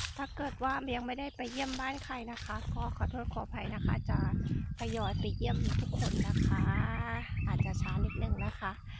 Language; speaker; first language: Thai; non-native, local second language; Khmer